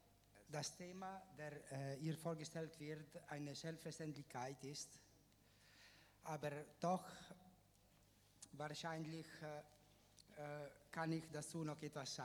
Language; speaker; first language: German; non-native, fluent; Italian